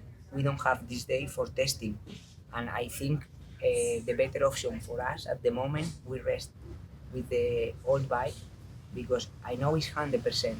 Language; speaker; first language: English; non-native, learner; Spanish